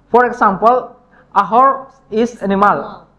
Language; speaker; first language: English; non-native, fluent; Indonesian